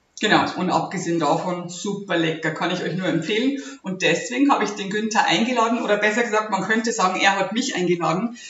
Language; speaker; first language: German; native; German